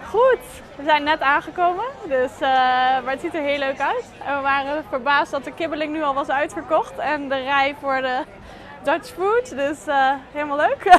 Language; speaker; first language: Dutch; native; Dutch